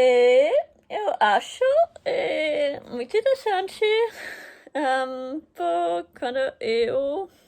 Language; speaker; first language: Portuguese; non-native, learner; German